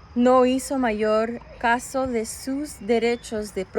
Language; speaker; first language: Spanish; early bilingual, other home language; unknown